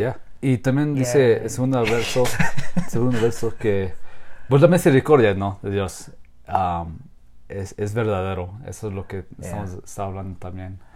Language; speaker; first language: Spanish; non-native, fluent; English